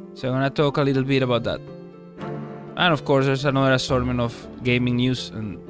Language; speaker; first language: English; early bilingual, other home language; Spanish